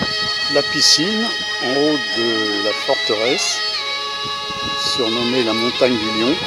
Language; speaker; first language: French; native; French